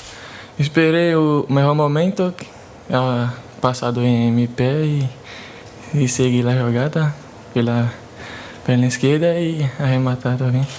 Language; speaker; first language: Spanish; non-native, learner; Portuguese